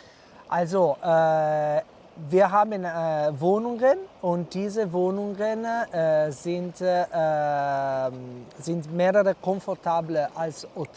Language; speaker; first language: German; non-native, learner; Italian